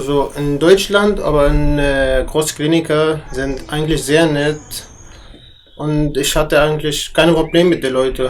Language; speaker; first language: German; non-native, learner; Arabic